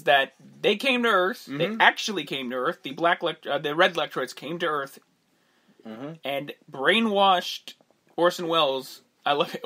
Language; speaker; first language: English; native; English